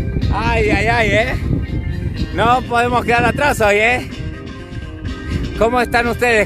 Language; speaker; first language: Spanish; native; Spanish